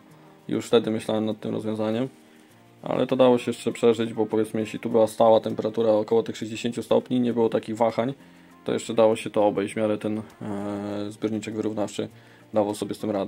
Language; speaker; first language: Polish; native; Polish